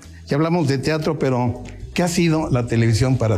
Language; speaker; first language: Spanish; native; Spanish